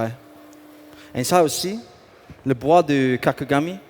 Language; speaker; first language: French; non-native, learner; English